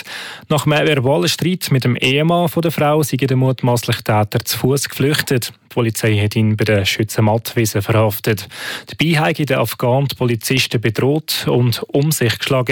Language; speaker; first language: German; native; German